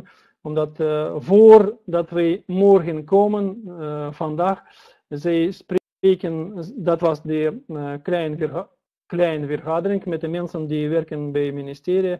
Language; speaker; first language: Dutch; non-native, learner; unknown